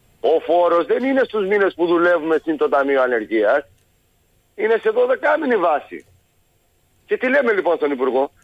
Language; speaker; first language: Greek; native; Greek